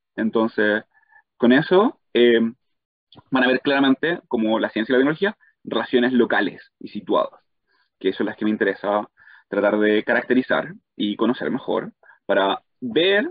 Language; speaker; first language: Spanish; native; Spanish